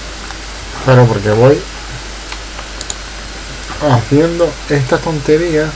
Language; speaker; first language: Spanish; native; Spanish